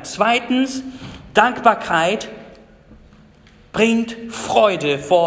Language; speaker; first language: German; non-native, fluent; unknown